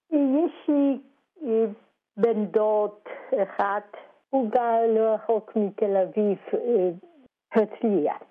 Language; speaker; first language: Hebrew; non-native, fluent; Polish